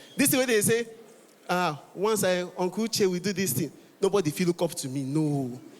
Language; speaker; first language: Nigerian Pidgin; non-native, local second language; Igbo